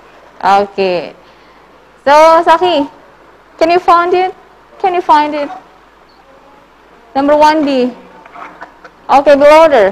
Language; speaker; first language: English; non-native, learner; Indonesian